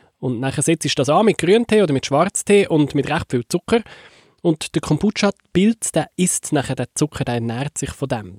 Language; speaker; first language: German; native; German